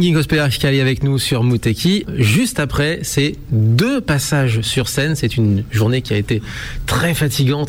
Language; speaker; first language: French; native; French